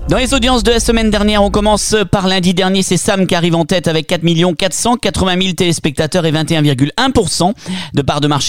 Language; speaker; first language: French; native; French